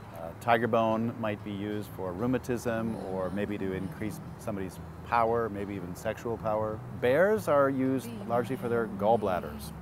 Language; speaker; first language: English; native; English